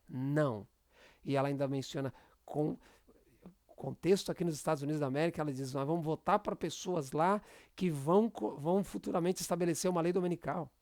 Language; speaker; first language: Portuguese; native; Portuguese